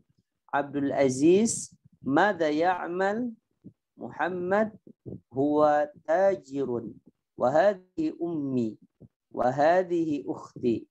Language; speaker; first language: Arabic; non-native, fluent; Indonesian